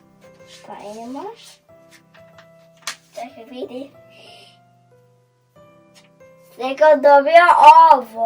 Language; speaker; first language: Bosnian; early bilingual, heritage; Serbian